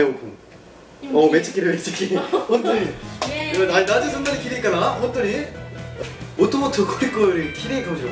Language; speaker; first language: Japanese; non-native, learner; Korean